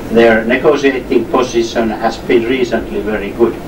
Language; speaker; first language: English; non-native, fluent; Finnish